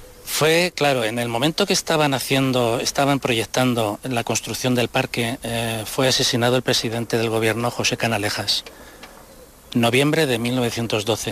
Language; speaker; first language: Spanish; native; Spanish